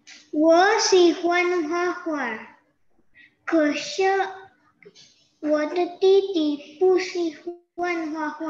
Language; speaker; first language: Chinese; non-native, learner; Indonesian